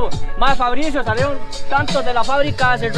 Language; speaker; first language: Spanish; native; Spanish